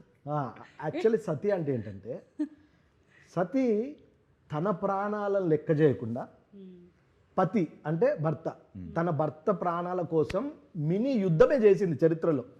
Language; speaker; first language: Telugu; native; Telugu